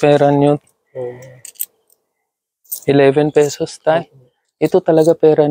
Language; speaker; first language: Filipino; non-native, learner; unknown